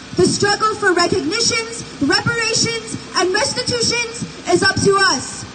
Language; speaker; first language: English; early bilingual, other home language; Armenian